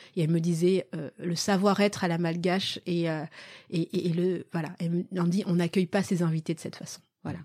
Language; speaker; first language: French; early bilingual, other home language; Malagasy